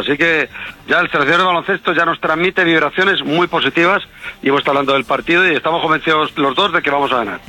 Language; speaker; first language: Spanish; native; Spanish